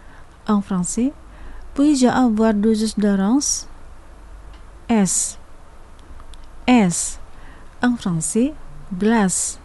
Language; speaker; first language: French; non-native, fluent; Indonesian